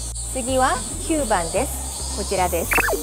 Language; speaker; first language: Japanese; non-native, fluent; Korean